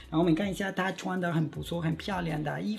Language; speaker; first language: Chinese; non-native, fluent; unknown